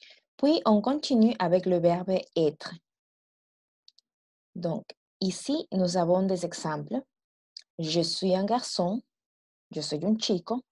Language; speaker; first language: French; non-native, fluent; Spanish